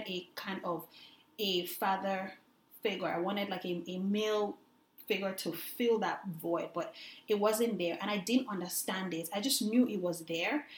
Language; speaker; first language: English; non-native, local second language; Yoruba